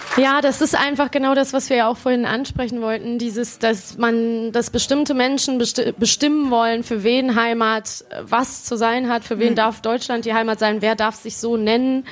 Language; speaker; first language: German; native; German